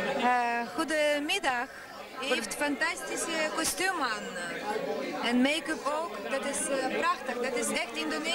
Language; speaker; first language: Dutch; non-native, fluent; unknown